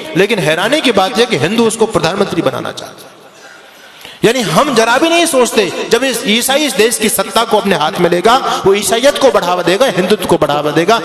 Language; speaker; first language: Hindi; native; Hindi